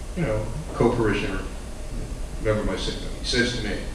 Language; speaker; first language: English; native; English